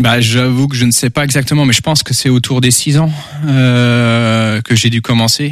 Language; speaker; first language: French; early bilingual, heritage; Dutch